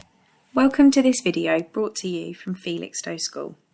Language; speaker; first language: English; native; English